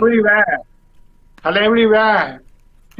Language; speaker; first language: English; non-native, learner; Thai